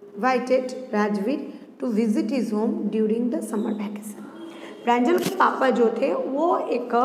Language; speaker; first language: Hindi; non-native, local second language; Gujarati